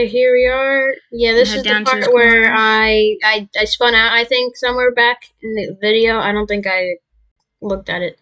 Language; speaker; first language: English; native; English